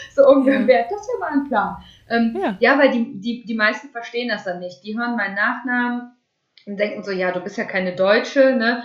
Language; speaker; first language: German; early bilingual, other home language; Russian